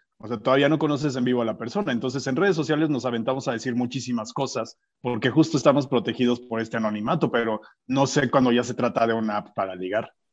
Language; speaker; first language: Spanish; native; Spanish